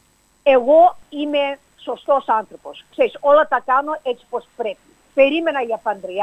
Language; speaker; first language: Greek; early bilingual, heritage; English